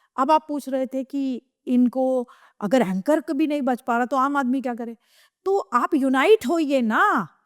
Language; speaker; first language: Hindi; native; Hindi